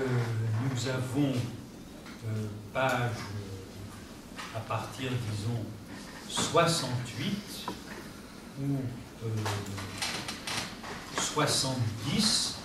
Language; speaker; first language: French; native; French